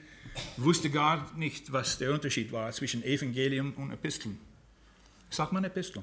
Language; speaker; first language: German; non-native, fluent; English